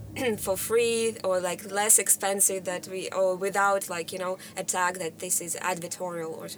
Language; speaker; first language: English; non-native, fluent; Russian